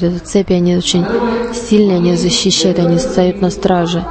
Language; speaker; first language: Russian; non-native, learner; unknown